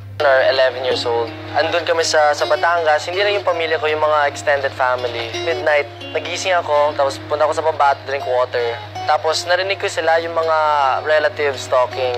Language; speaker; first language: Filipino; native; Filipino